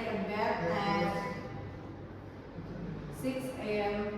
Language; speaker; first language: English; non-native, learner; Indonesian